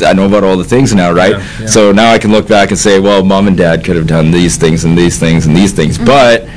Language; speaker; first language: English; native; English